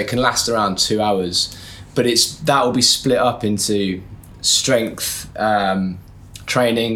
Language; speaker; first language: English; native; English